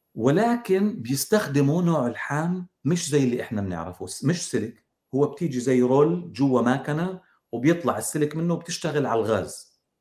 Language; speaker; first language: Arabic; native; Arabic